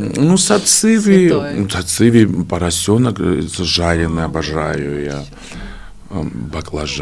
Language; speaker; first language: Russian; non-native, fluent; Georgian